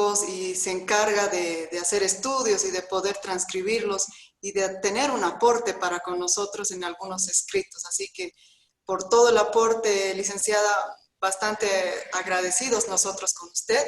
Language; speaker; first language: Spanish; native; Spanish